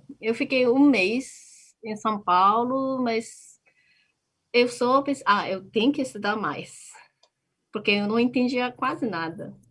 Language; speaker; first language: Portuguese; non-native, fluent; Japanese